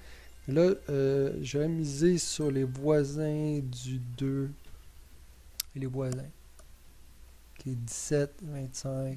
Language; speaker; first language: French; native; French